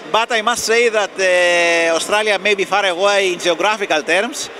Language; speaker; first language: English; non-native, fluent; Greek